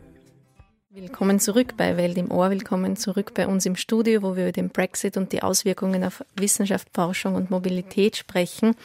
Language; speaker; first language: German; non-native, fluent; English